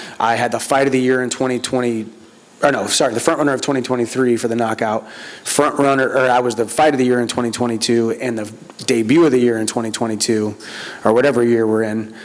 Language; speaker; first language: English; native; English